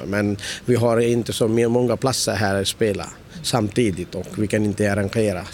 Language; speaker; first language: Swedish; non-native, learner; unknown